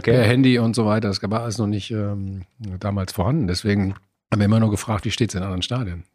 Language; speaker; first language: German; native; German